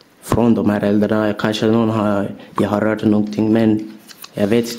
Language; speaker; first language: Swedish; early bilingual, other home language; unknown